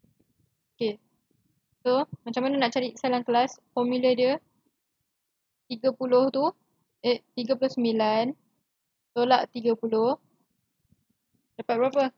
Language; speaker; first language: Malay; native; Malay